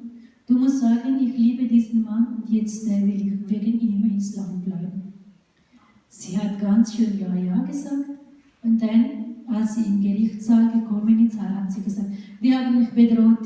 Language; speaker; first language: German; non-native, fluent; Urdu